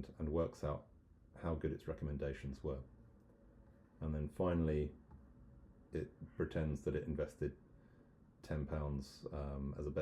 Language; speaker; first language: English; native; English